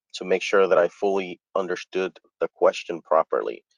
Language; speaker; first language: English; early bilingual, other home language; Spanish